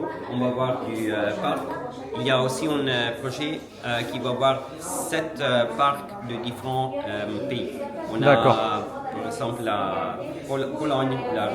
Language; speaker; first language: French; non-native, learner; Italian